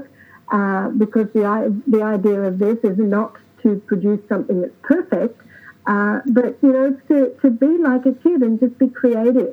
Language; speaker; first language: English; native; English